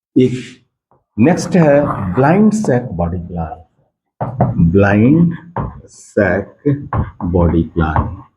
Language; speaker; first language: Hindi; native; Hindi